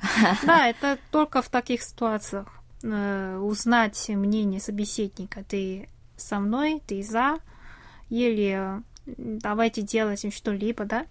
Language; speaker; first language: Russian; non-native, fluent; Korean